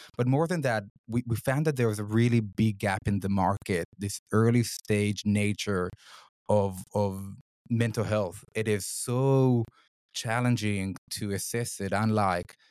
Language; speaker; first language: English; non-native, fluent; Hebrew